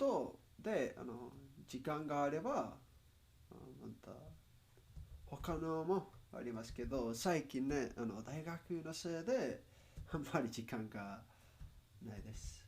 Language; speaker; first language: Japanese; non-native, learner; Spanish